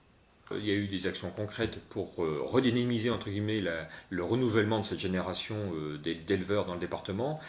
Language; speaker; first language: French; native; French